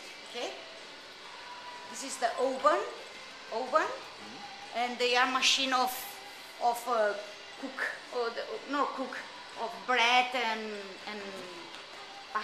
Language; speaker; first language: English; non-native, learner; Spanish